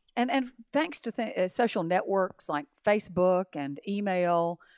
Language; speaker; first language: English; native; English